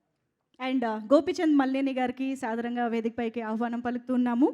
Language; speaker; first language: Telugu; native; Telugu